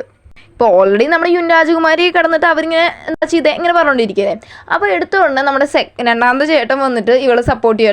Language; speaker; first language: Malayalam; native; Malayalam